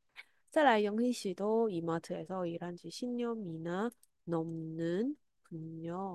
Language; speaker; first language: Korean; non-native, fluent; Chinese